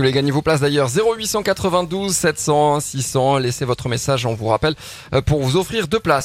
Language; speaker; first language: French; native; French